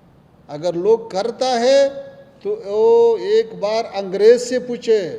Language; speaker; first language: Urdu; non-native, fluent; Pashto